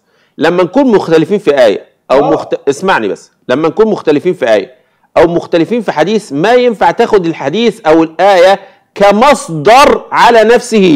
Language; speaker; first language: Arabic; native; Arabic